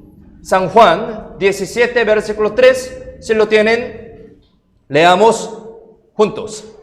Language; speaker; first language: Spanish; non-native, fluent; Korean